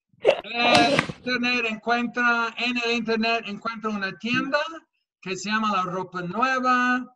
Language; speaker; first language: Spanish; non-native, fluent; English